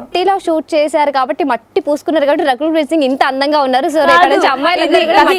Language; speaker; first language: Telugu; native; Telugu